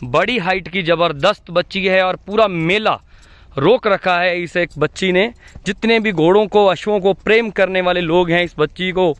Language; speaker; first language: Hindi; non-native, local second language; Punjabi